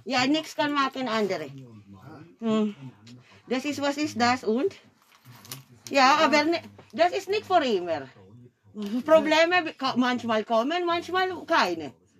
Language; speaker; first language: German; non-native, learner; Filipino